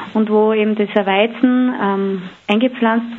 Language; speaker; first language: German; native; German